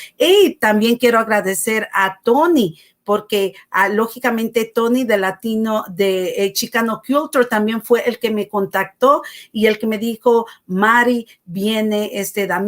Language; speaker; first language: Spanish; native; Spanish